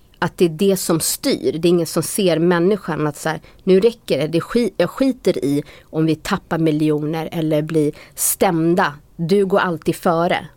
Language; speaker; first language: Swedish; native; Swedish